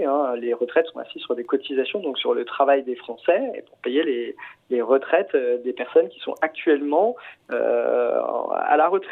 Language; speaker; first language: French; native; French